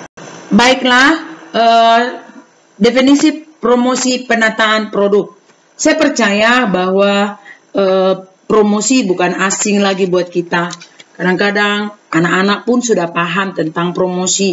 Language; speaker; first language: Indonesian; native; Indonesian